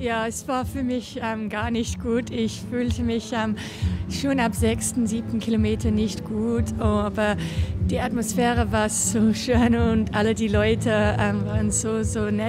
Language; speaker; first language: German; non-native, learner; English